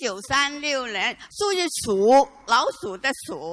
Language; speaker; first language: Chinese; non-native, local second language; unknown